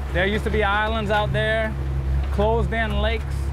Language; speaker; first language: English; native; English